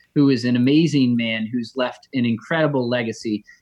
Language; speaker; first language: English; native; English